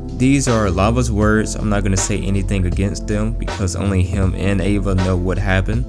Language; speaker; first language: English; native; English